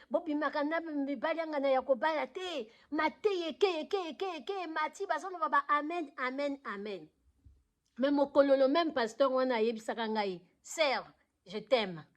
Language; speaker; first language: Lingala; non-native, local second language; Kongo